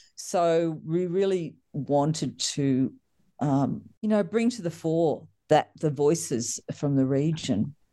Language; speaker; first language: English; native; English